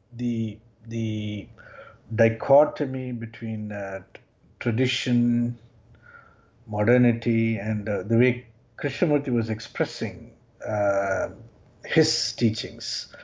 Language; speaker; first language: English; non-native, local second language; Tamil